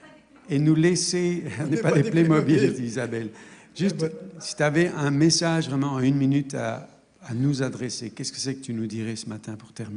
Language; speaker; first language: French; native; French